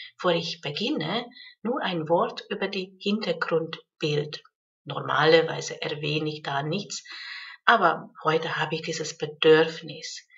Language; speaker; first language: German; non-native, fluent; Hungarian